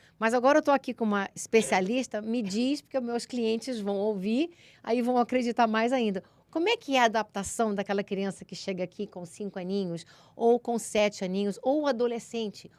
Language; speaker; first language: Portuguese; early bilingual, heritage; Portuguese